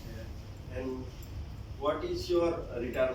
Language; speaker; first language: English; non-native, local second language; Gujarati